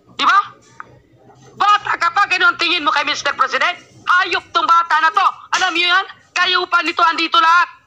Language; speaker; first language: Filipino; non-native, local second language; Cebuano